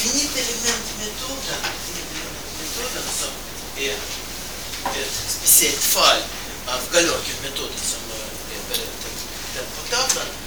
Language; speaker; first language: Swedish; non-native, fluent; Russian